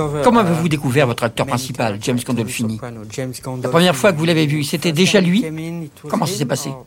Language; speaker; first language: French; native; French